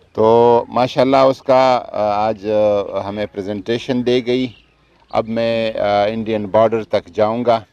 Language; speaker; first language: Urdu; non-native, local second language; Pashto